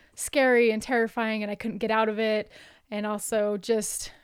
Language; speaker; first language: English; native; English